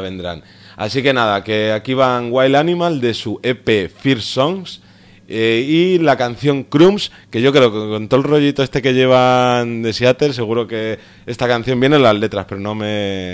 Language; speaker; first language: Spanish; native; Spanish